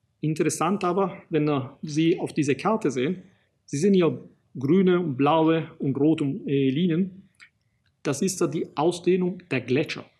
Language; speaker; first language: German; non-native, fluent; Italian